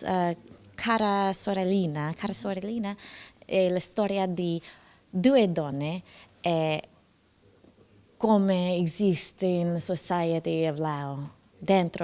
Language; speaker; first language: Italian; non-native, learner; English